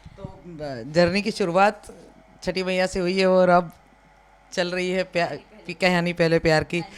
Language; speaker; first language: Hindi; native; Hindi